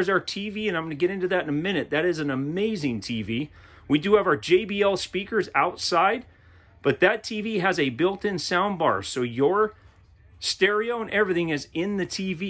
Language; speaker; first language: English; native; English